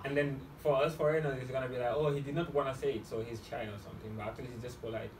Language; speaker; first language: English; non-native, fluent; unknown